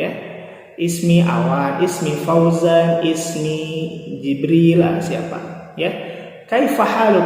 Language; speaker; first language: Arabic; non-native, fluent; Indonesian